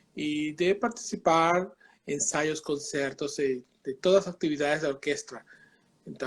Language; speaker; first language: Portuguese; non-native, fluent; Spanish